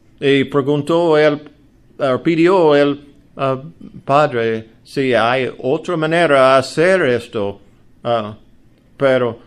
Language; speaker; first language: Spanish; non-native, learner; English